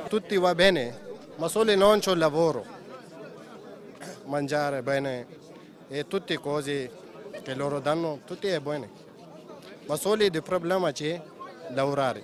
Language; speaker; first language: Italian; non-native, learner; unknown